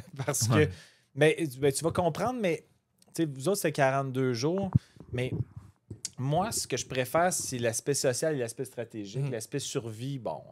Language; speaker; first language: French; native; French